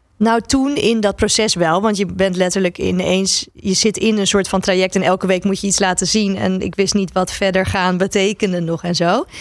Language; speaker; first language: Dutch; native; Dutch